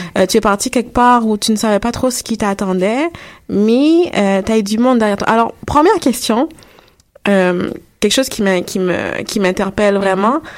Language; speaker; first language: French; native; French